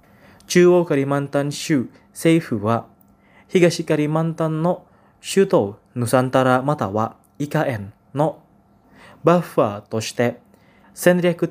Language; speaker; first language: Japanese; non-native, fluent; Indonesian